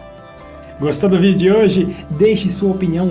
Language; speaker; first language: Portuguese; native; Portuguese